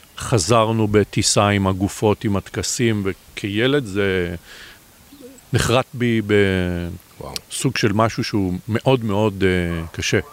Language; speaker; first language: Hebrew; native; Hebrew